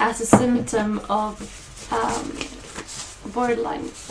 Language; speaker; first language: English; non-native, fluent; Swedish